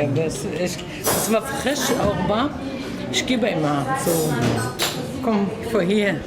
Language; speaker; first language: German; non-native, learner; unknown